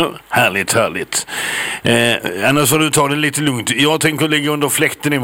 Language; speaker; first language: Swedish; native; Swedish